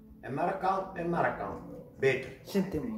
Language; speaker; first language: Dutch; non-native, learner; Arabic